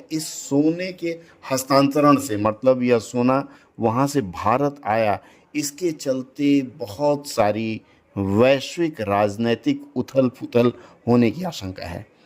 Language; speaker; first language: Hindi; native; Hindi